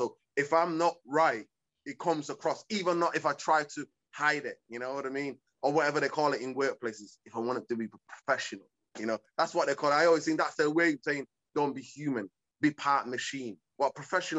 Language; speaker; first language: English; early bilingual, other home language; Somali